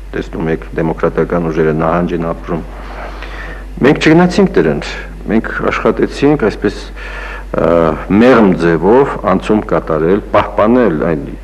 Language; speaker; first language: Armenian; native; Armenian